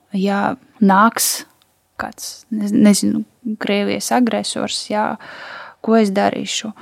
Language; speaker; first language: Latvian; non-native, local second language; Russian